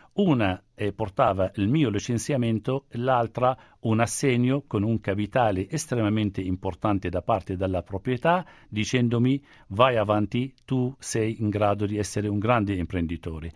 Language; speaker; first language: Italian; non-native, fluent; Arabic